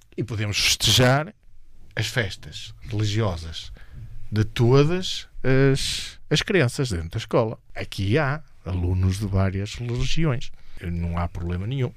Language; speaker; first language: Portuguese; native; Portuguese